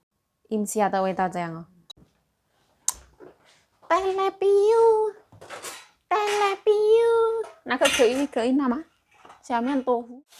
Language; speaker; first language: Chinese; non-native, learner; Indonesian